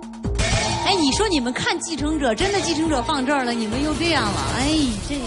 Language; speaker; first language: Chinese; native; Chinese